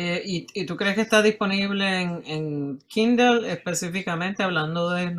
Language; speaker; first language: Spanish; native; Spanish